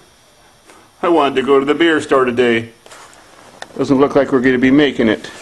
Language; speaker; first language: English; native; English